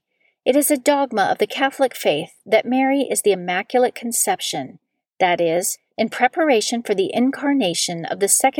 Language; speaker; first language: English; native; English